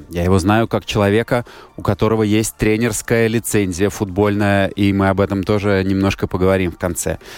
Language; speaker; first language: Russian; native; Russian